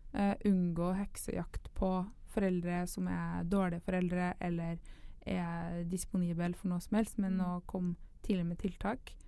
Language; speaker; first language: Norwegian; native; Norwegian